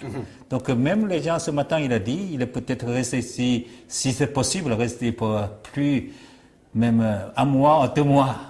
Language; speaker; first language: French; non-native, learner; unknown